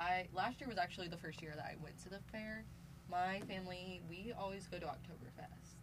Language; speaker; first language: English; native; English